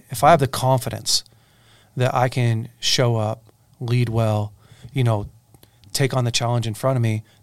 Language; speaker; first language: English; native; English